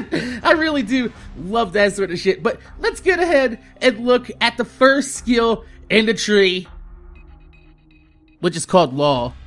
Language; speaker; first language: English; native; English